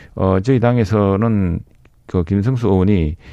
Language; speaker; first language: Korean; native; Korean